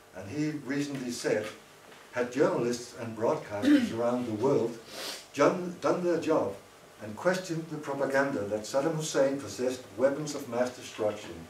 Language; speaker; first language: English; non-native, fluent; Danish